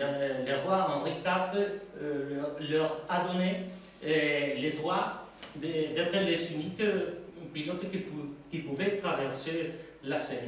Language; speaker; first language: French; non-native, learner; Spanish